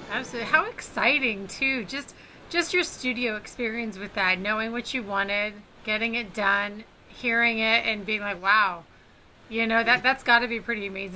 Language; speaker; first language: English; native; English